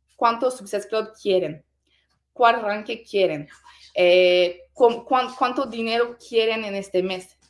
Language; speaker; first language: Spanish; non-native, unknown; French